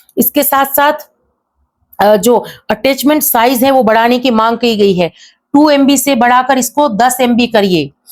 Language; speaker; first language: Hindi; native; Hindi